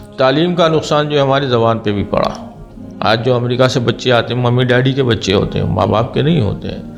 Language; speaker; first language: Urdu; native; Urdu